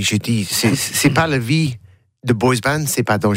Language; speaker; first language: French; non-native, learner; English